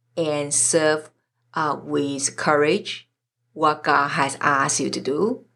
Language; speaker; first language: English; non-native, fluent; Chinese